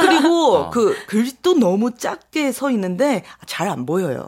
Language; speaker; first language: Korean; non-native, fluent; Chinese